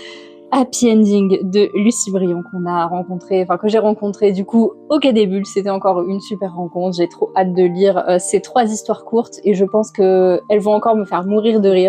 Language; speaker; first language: French; native; French